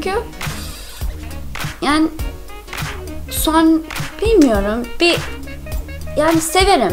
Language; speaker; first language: Turkish; non-native, learner; English